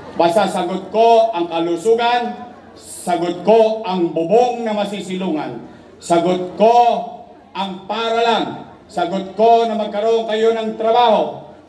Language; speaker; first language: Filipino; native; Filipino